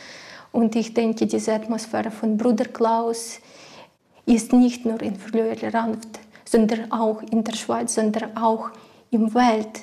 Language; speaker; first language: German; non-native, learner; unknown